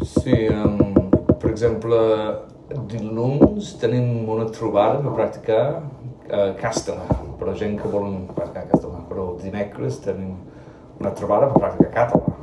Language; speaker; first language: Catalan; non-native, learner; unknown